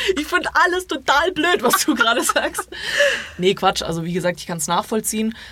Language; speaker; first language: German; early bilingual, other home language; Croatian